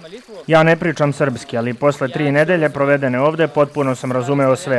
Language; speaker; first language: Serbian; non-native, learner; Russian